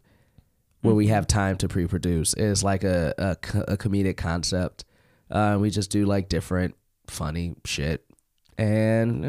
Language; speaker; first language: English; native; English